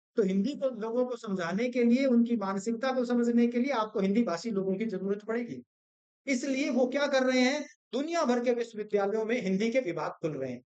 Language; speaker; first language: Hindi; non-native, local second language; Gujarati